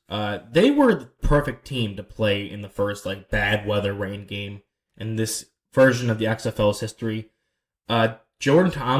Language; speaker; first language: English; native; English